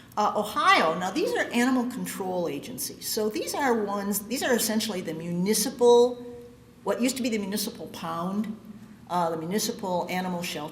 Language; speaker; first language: English; native; English